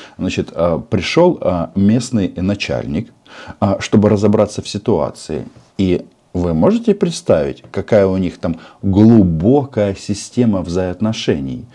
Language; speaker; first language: Russian; native; Russian